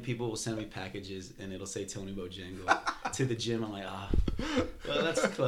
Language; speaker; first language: English; native; English